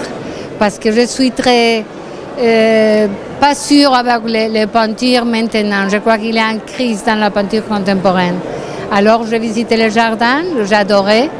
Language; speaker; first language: French; non-native, fluent; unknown